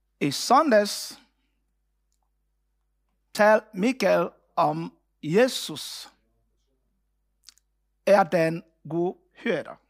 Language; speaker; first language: Danish; non-native, fluent; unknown